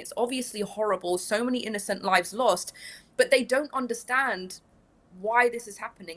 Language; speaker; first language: English; early bilingual, other home language; Persian